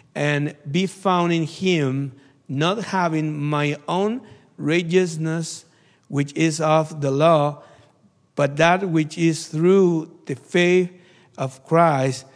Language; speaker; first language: English; non-native, learner; Spanish